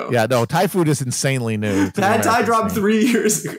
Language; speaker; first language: English; native; English